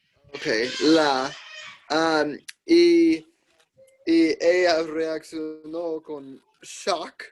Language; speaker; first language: Spanish; non-native, learner; English